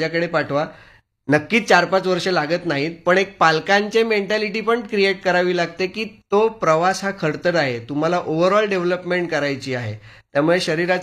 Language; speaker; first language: Marathi; native; Marathi